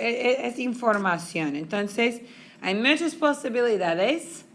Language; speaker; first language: Spanish; non-native, fluent; English